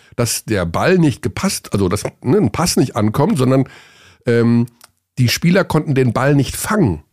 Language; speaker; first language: German; native; German